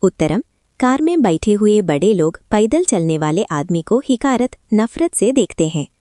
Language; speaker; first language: Hindi; non-native, local second language; Malayalam